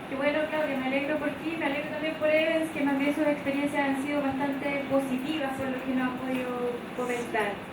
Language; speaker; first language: Spanish; native; Spanish